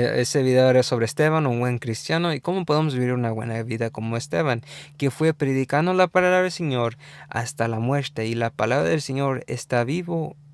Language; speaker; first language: Spanish; early bilingual, heritage; English